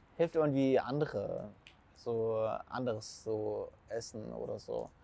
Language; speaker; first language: German; non-native, fluent; Arabic